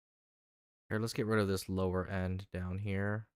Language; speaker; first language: English; native; English